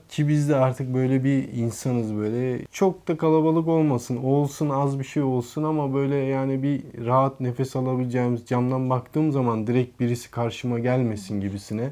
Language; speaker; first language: Turkish; early bilingual, heritage; Turkish